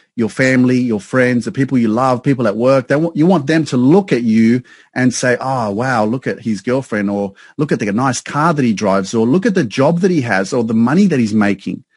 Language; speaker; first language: English; native; English